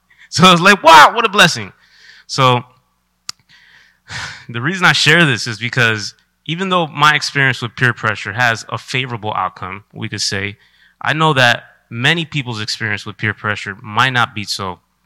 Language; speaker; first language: English; early bilingual, other home language; Spanish